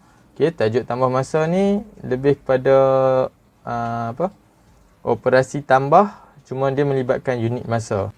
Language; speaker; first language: Malay; native; Malay